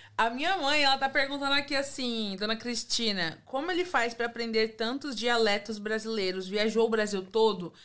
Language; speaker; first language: Portuguese; native; Portuguese